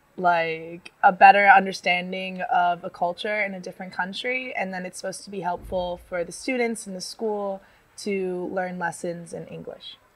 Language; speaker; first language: English; native; English